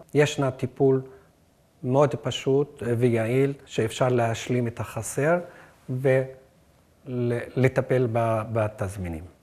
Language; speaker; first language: Hebrew; non-native, local second language; Arabic